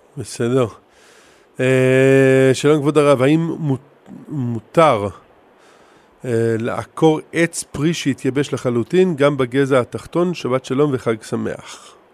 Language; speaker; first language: Hebrew; native; Hebrew